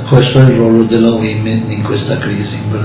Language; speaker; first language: Italian; non-native, fluent; Portuguese